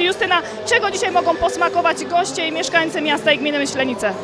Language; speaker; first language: Polish; native; Polish